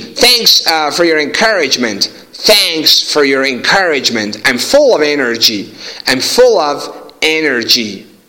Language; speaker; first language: English; non-native, fluent; Persian